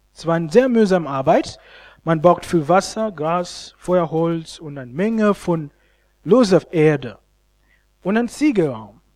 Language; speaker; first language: German; non-native, fluent; Ganda